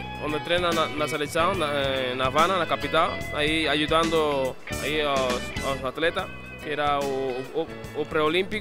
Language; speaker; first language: Portuguese; non-native, fluent; Spanish